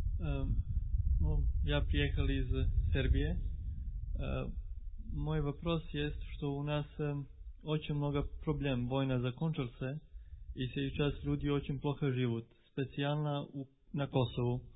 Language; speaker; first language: Russian; non-native, learner; Serbian